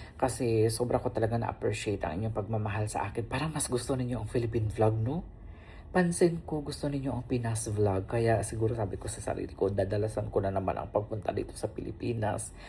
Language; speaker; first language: Filipino; non-native, local second language; Cebuano